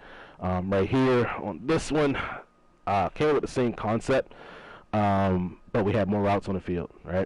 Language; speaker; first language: English; native; English